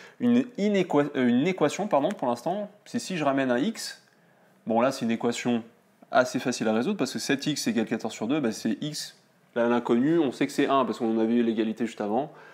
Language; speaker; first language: French; native; French